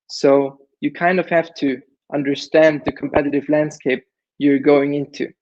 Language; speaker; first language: English; non-native, fluent; German